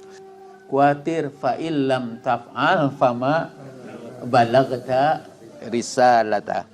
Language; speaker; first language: Indonesian; native; Indonesian